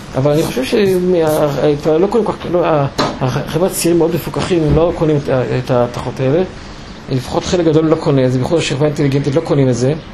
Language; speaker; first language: Hebrew; non-native, fluent; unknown